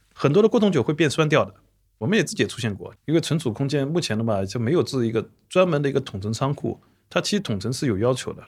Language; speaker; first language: Chinese; native; Chinese